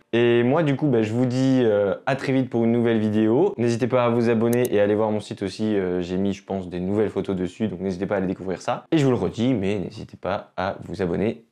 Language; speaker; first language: French; native; French